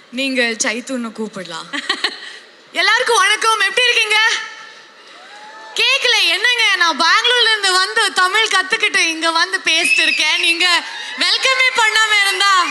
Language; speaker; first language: Tamil; non-native, learner; Kannada